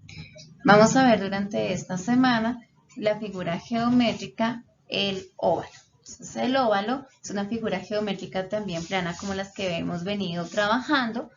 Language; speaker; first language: Spanish; native; Spanish